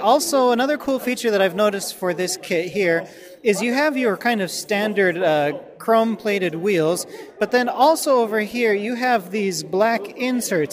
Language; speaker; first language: English; native; English